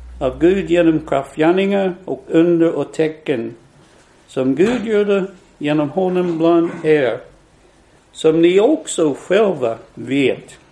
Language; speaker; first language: Swedish; non-native, fluent; English